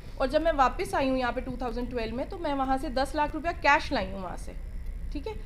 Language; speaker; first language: Hindi; non-native, local second language; Punjabi